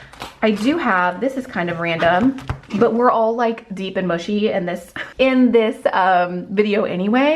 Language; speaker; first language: English; native; English